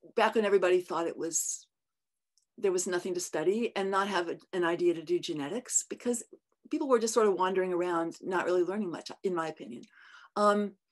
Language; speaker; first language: English; native; English